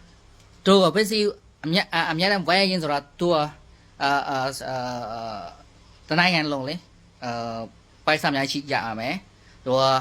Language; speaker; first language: Burmese; non-native, learner; Khmer